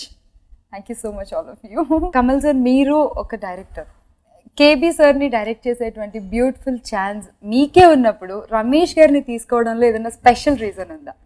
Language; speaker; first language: Telugu; native; Telugu